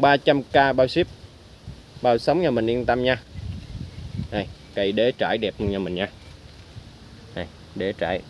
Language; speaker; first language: Vietnamese; native; Vietnamese